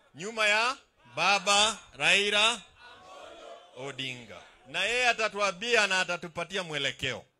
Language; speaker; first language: Swahili; non-native, local second language; Kikuyu